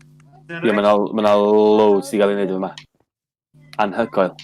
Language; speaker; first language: Welsh; native; Welsh